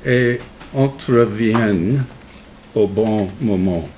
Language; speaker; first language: French; non-native, learner; English